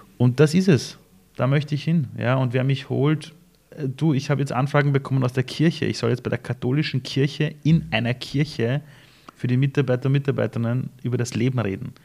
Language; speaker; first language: German; early bilingual, other home language; Persian